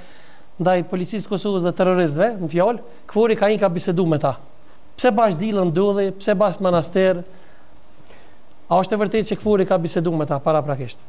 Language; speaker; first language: Albanian; native; Albanian